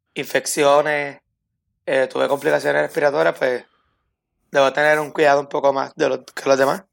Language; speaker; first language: Spanish; native; Spanish